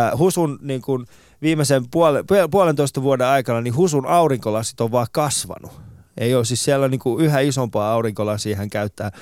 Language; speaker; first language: Finnish; non-native, fluent; Persian